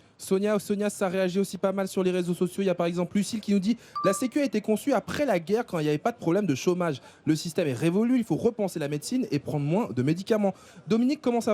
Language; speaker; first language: French; native; French